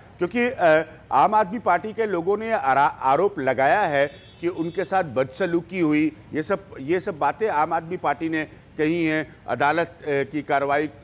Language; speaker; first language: Hindi; native; Hindi